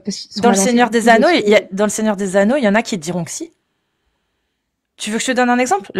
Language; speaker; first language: French; native; French